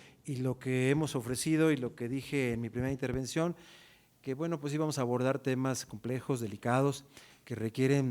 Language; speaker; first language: Spanish; native; Spanish